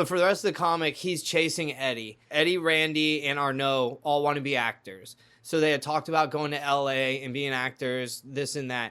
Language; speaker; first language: English; native; English